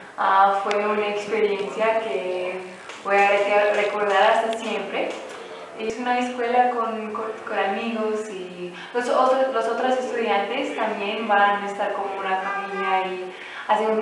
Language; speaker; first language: Spanish; non-native, learner; English